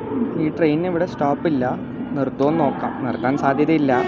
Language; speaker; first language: Malayalam; native; Malayalam